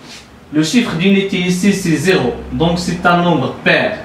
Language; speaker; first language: French; non-native, local second language; Arabic